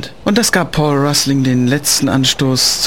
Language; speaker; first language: German; native; German